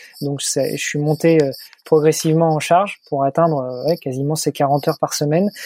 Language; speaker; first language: French; native; French